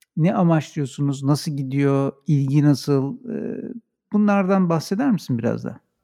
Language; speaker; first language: Turkish; native; Turkish